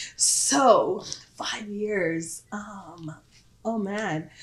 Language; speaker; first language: English; early bilingual, other home language; Akan